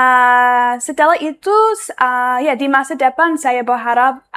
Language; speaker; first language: Indonesian; non-native, learner; English